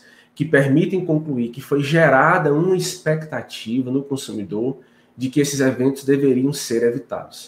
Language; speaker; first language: Portuguese; native; Portuguese